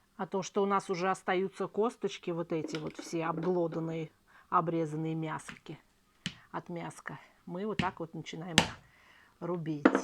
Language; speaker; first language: Russian; native; Russian